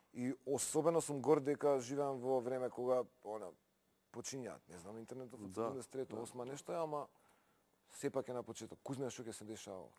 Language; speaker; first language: Macedonian; native; Macedonian